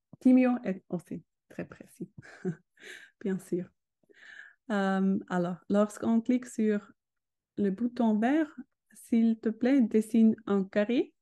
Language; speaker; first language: French; non-native, learner; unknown